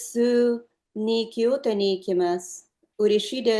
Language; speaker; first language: Japanese; non-native, learner; Ukrainian